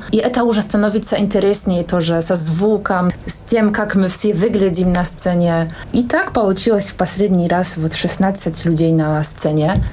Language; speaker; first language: Russian; non-native, fluent; Polish